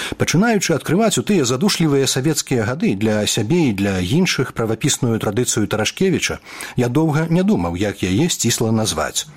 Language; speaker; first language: Belarusian; native; Belarusian